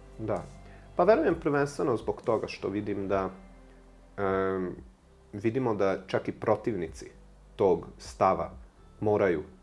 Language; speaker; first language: Serbian; non-native, local second language; Hungarian